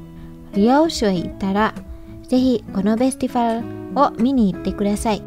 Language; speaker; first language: Japanese; non-native, fluent; Indonesian